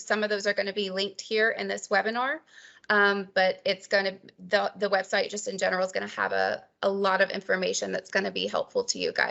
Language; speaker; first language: English; native; English